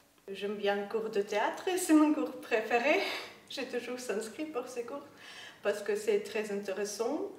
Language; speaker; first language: French; non-native, learner; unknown